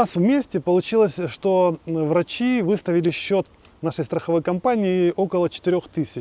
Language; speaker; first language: Russian; native; Russian